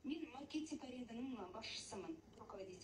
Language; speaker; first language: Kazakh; non-native, local second language; Russian